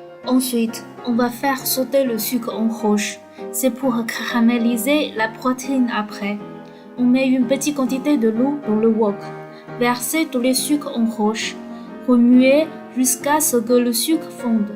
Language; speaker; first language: French; non-native, fluent; Chinese